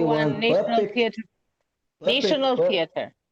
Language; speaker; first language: English; non-native, learner; Albanian